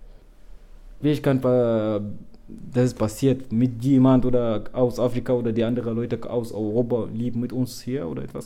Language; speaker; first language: German; non-native, learner; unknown